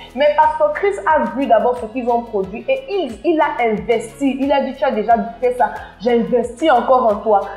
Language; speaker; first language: French; native; French